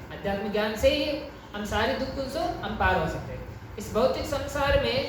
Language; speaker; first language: Hindi; non-native, local second language; Kannada